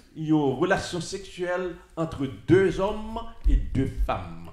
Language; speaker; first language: French; native; French